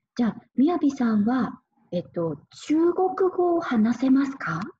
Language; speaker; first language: Japanese; native; Japanese